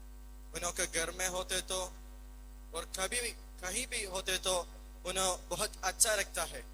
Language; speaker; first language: Hindi; non-native, learner; Malayalam